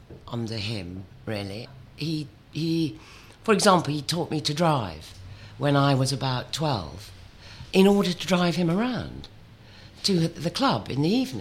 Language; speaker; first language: English; native; English